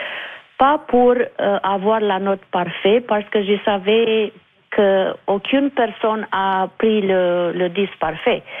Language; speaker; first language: French; non-native, fluent; Romanian